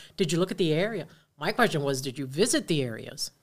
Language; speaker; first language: English; native; English